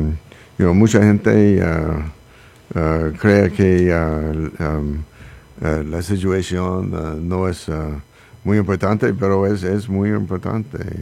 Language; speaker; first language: Spanish; non-native, learner; English